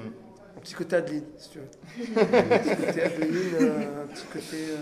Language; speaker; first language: French; native; French